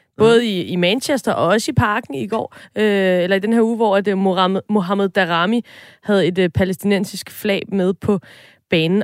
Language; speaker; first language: Danish; native; Danish